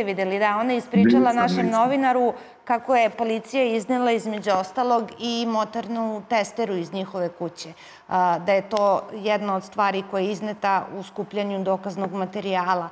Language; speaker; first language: Serbian; native; Serbian